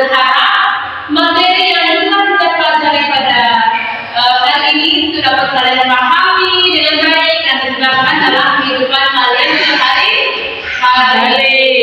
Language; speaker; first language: Indonesian; native; Indonesian